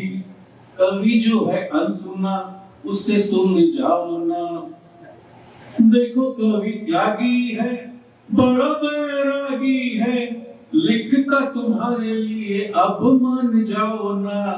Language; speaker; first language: Hindi; native; Hindi